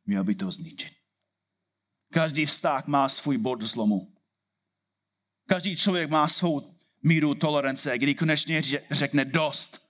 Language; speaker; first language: Czech; non-native, fluent; English